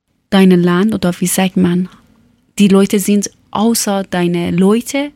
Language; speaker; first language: German; non-native, learner; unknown